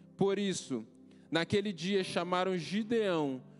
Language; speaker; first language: Portuguese; native; Portuguese